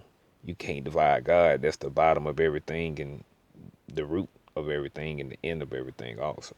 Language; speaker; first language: English; native; English